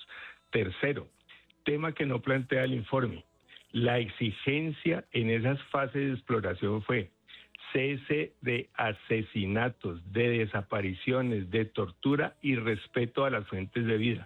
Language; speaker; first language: Spanish; native; Spanish